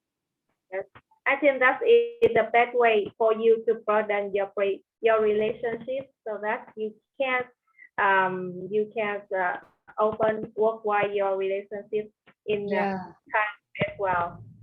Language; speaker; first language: English; non-native, learner; Vietnamese